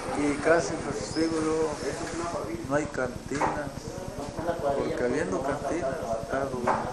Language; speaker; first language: Spanish; native; Spanish